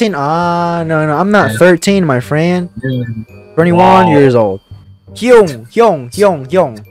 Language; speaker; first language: English; non-native, learner; Indonesian